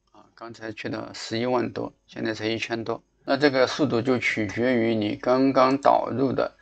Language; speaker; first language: Chinese; native; Chinese